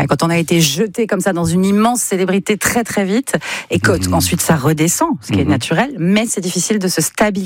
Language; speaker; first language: French; native; French